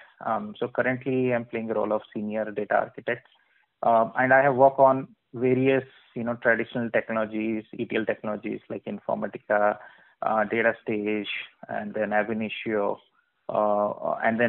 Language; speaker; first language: English; non-native, local second language; Odia